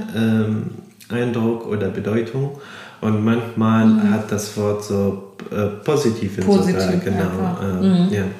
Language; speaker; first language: German; non-native, fluent; Arabic